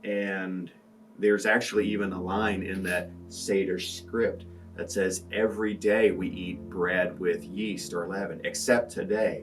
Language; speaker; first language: English; native; English